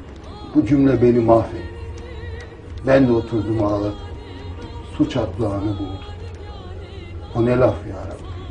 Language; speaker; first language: Turkish; native; Turkish